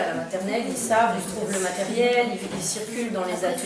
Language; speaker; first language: French; native; French